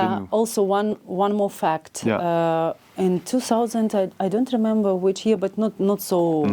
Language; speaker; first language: English; non-native, learner; Ukrainian